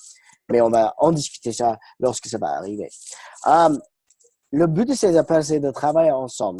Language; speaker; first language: French; non-native, fluent; English